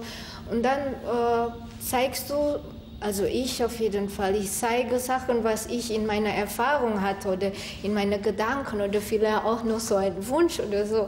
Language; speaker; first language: German; non-native, fluent; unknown